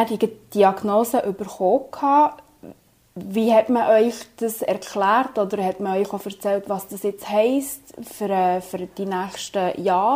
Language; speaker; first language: German; native; German